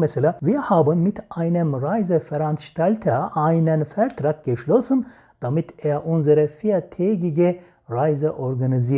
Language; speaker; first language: German; non-native, fluent; Turkish